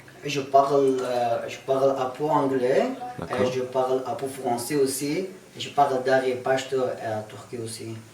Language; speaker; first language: French; non-native, learner; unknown